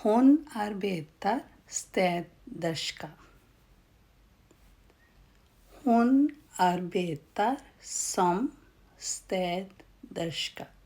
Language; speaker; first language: Swedish; non-native, fluent; Urdu